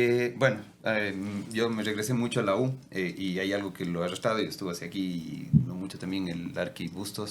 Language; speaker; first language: Spanish; native; Spanish